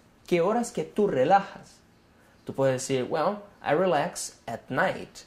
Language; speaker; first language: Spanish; non-native, fluent; Portuguese